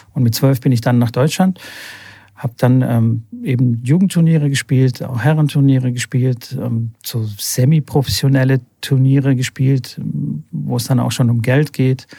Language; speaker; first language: German; early bilingual, other home language; Bulgarian